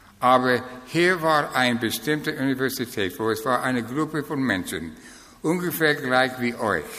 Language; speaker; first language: German; non-native, fluent; English